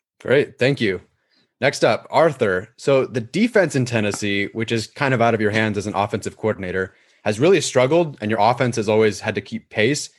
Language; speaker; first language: English; native; English